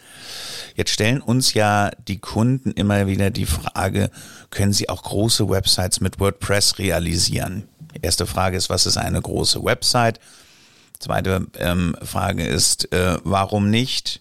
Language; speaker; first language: German; native; German